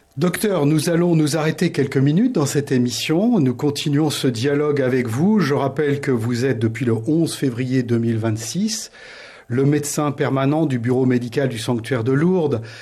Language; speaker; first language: French; native; French